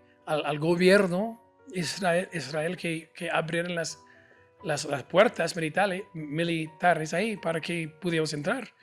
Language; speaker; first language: Spanish; non-native, fluent; English